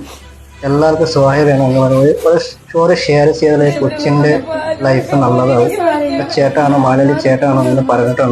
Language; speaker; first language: Malayalam; non-native, learner; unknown